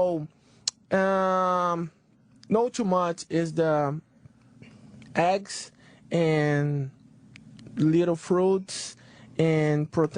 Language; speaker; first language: English; non-native, learner; Portuguese